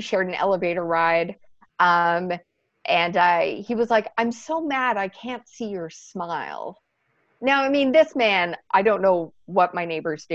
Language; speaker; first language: English; native; English